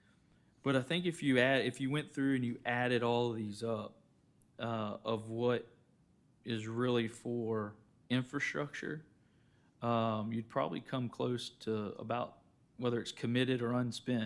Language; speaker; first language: English; native; English